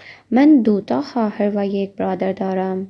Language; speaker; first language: Persian; non-native, fluent; Urdu